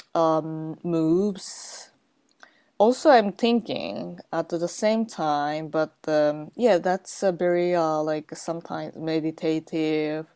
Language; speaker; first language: English; non-native, learner; Japanese